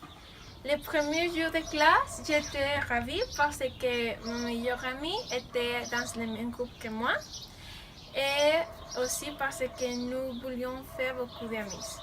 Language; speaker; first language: French; non-native, learner; Spanish